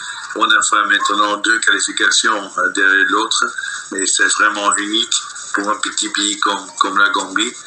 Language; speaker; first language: French; non-native, local second language; Dutch